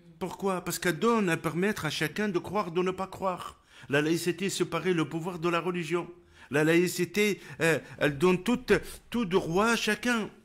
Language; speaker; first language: French; non-native, local second language; Arabic